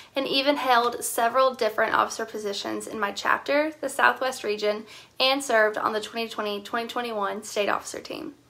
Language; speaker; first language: English; native; English